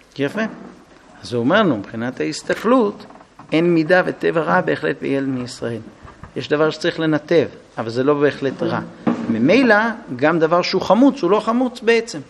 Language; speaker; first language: Hebrew; non-native, fluent; English